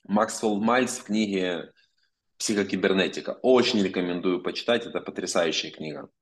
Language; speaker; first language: Russian; non-native, local second language; Ukrainian